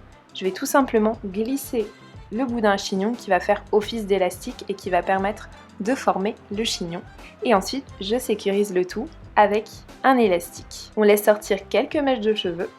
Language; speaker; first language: French; native; French